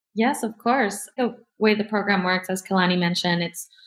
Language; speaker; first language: English; early bilingual, other home language; Spanish